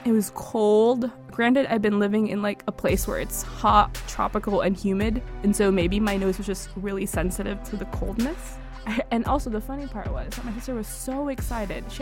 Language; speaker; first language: English; early bilingual, other home language; Hiligaynon